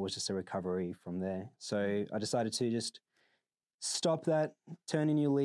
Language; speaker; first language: English; native; English